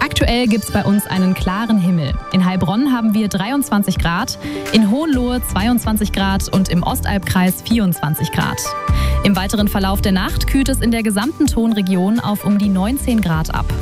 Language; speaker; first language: German; native; German